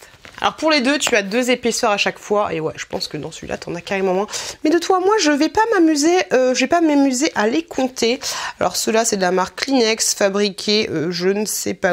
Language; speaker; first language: French; native; French